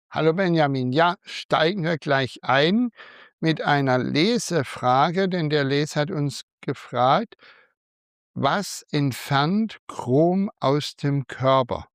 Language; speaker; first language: German; native; German